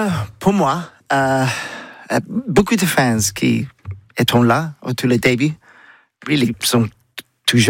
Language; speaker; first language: French; non-native, learner; English